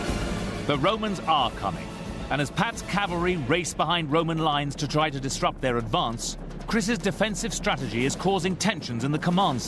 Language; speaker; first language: English; native; English